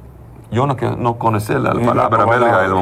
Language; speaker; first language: Spanish; non-native, learner; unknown